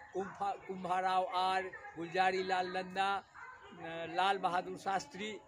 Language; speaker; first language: Hindi; native; Hindi